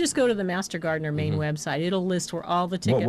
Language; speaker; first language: English; native; English